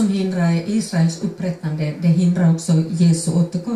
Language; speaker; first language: Swedish; non-native, fluent; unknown